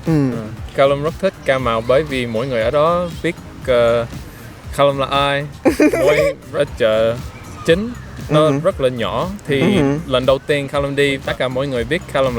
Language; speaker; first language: Vietnamese; non-native, learner; English